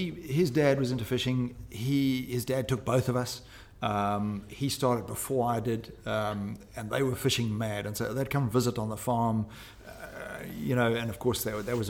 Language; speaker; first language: English; native; English